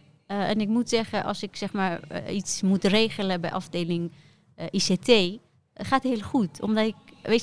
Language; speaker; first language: Dutch; non-native, fluent; Persian